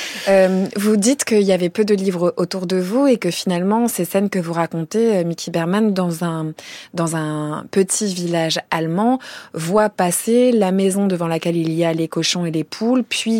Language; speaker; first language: French; native; French